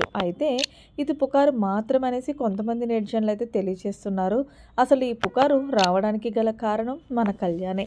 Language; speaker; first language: Telugu; native; Telugu